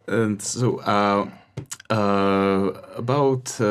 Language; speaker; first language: English; non-native, fluent; Czech